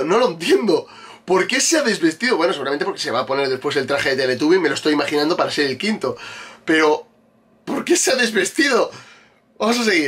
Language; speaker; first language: Spanish; native; Spanish